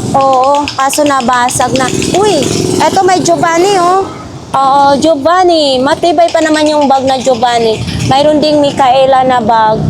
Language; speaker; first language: Filipino; non-native, local second language; Masbatenyo